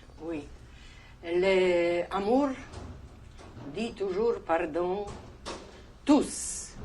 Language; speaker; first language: French; non-native, learner; Polish